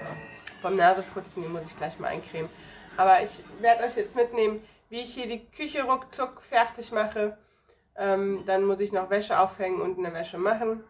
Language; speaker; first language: German; native; German